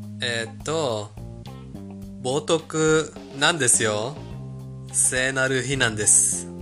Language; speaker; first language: Japanese; non-native, fluent; Persian